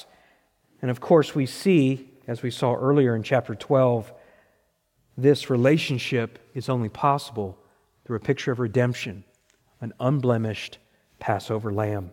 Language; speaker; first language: English; native; English